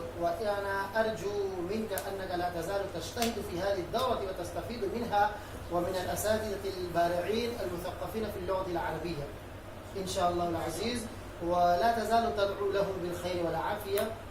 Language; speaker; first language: Arabic; non-native, fluent; Urdu